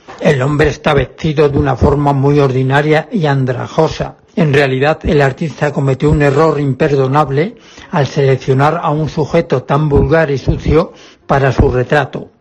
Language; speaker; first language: Spanish; native; Spanish